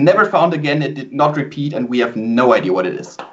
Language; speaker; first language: English; non-native, fluent; German